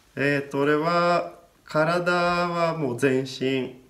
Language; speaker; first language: Japanese; non-native, fluent; Italian